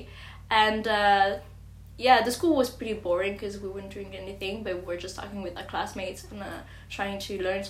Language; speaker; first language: English; non-native, fluent; French